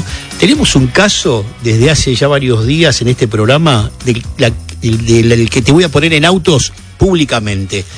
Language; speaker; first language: Spanish; native; Spanish